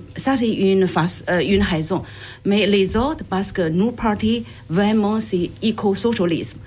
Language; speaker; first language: French; non-native, learner; Chinese